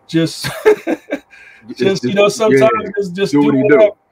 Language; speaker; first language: English; native; English